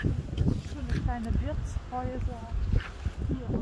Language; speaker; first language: German; native; German